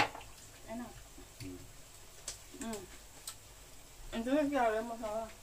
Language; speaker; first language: Spanish; non-native, learner; Indonesian